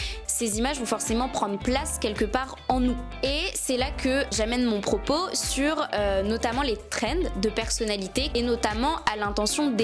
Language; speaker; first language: French; native; French